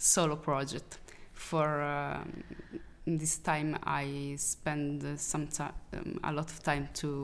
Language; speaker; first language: English; non-native, learner; Italian